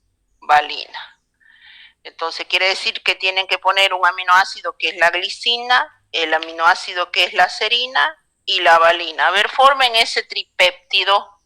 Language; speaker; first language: Spanish; native; Spanish